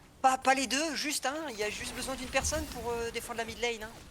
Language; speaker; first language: French; native; French